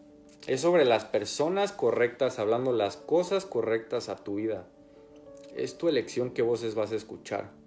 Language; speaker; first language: Spanish; native; Spanish